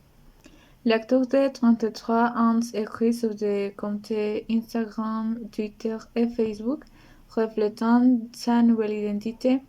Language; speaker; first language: French; non-native, learner; Spanish